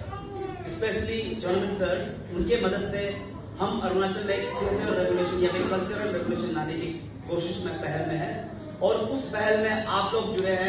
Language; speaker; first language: Hindi; non-native, local second language; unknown